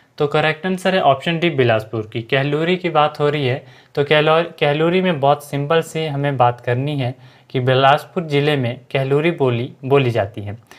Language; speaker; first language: Hindi; native; Hindi